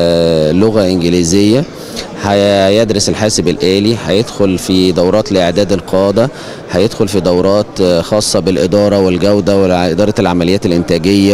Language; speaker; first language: Arabic; native; Arabic